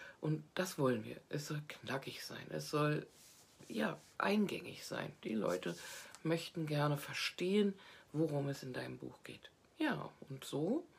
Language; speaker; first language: German; native; German